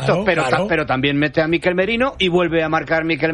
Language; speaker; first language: Spanish; native; Spanish